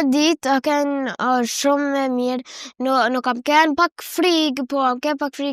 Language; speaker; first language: Albanian; early bilingual, heritage; Albanian